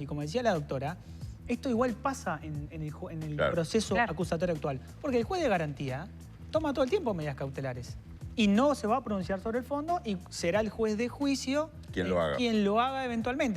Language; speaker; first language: Spanish; native; Spanish